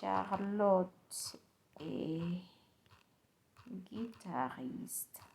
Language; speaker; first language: French; non-native, learner; Spanish